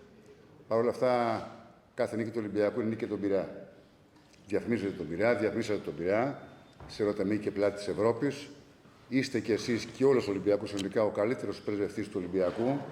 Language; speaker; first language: Greek; native; Greek